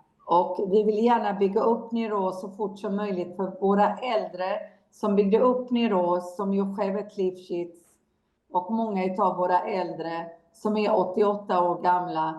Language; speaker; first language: Swedish; non-native, fluent; Hebrew